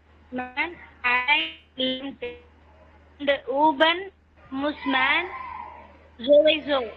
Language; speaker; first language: German; non-native, learner; Tamil